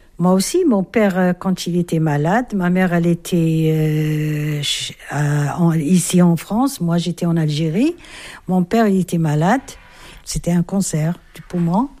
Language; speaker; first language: French; non-native, local second language; Arabic